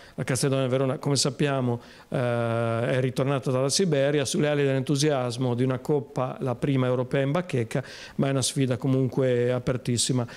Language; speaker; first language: Italian; native; Italian